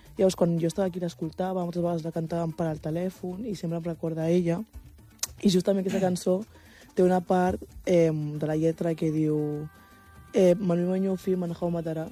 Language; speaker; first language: Catalan; early bilingual, other home language; Wolof